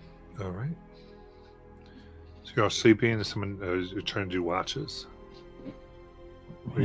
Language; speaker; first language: English; native; English